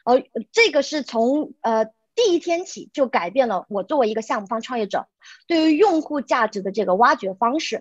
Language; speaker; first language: Chinese; native; Chinese